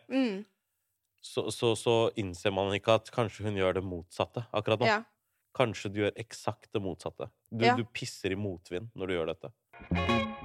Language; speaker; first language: Norwegian; early bilingual, other home language; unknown